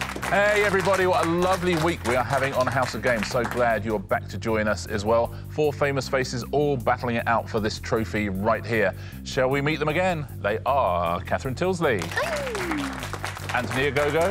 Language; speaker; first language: English; native; English